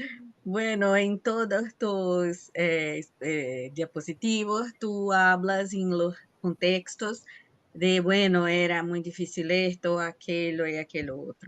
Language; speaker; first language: Spanish; non-native, fluent; Portuguese